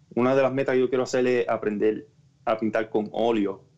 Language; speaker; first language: Spanish; native; Spanish